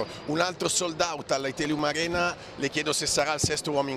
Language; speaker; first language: Italian; native; Italian